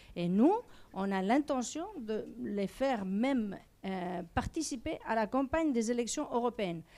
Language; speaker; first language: French; non-native, fluent; Spanish